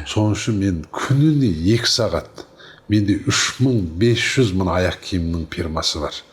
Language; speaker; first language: Kazakh; native; Kazakh